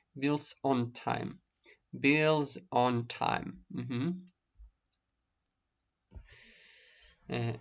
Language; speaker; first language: English; non-native, fluent; Russian